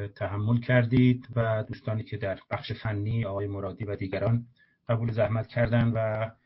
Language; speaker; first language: Persian; native; Persian